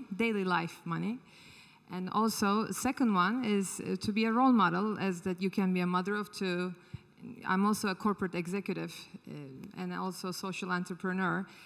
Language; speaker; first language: English; non-native, fluent; Turkish